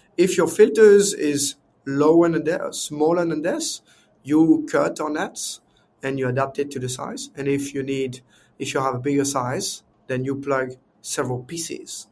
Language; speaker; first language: English; non-native, fluent; French